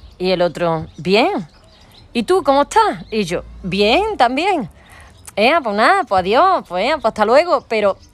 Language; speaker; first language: Spanish; native; Spanish